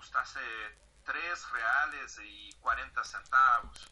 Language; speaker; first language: Spanish; non-native, fluent; Portuguese